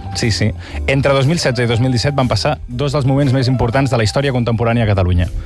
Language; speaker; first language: Catalan; native; Catalan